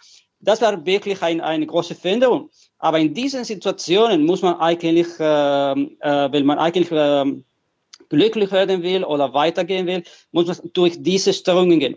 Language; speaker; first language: German; non-native, fluent; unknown